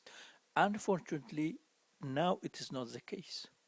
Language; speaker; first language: English; non-native, fluent; Persian